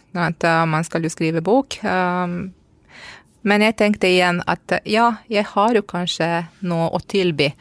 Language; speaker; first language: Norwegian; non-native, fluent; Romanian